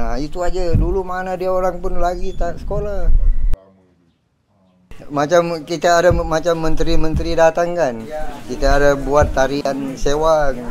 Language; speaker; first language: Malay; non-native, local second language; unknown